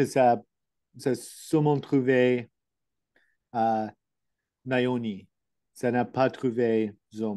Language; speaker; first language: French; non-native, learner; English